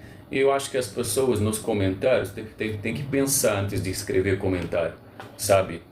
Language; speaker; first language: Portuguese; non-native, local second language; Arabic